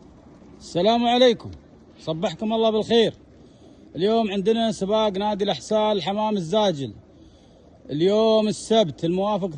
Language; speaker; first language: Arabic; native; Arabic